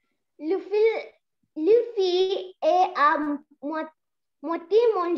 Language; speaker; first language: French; non-native, learner; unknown